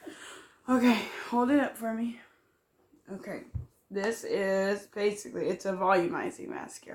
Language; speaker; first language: English; native; English